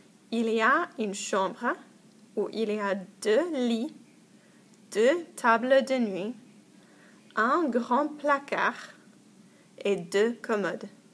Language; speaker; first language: French; non-native, fluent; English